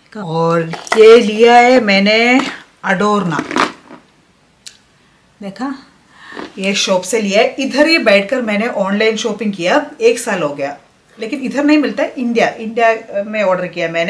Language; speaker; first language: Hindi; non-native, local second language; Malayalam